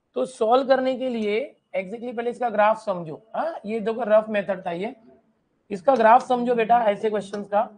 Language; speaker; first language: Hindi; non-native, local second language; Marathi